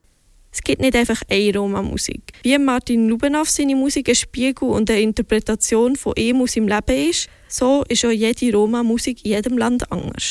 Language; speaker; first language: German; native; German